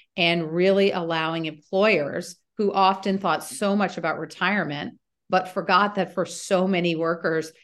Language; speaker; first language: English; native; English